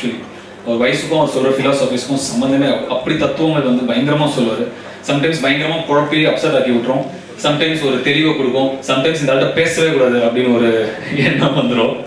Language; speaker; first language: Tamil; native; Tamil